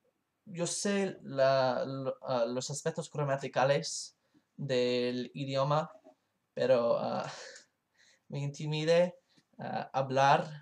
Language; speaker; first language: Spanish; non-native, learner; English